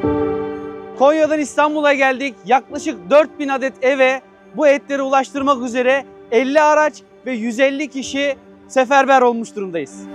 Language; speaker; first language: Turkish; native; Turkish